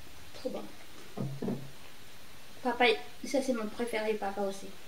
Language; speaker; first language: French; non-native, learner; Filipino